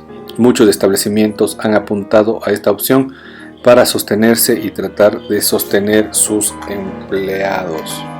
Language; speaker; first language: Spanish; native; Spanish